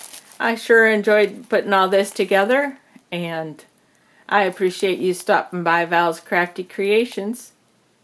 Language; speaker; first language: English; native; English